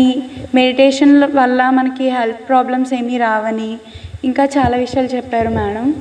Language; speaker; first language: Telugu; native; Telugu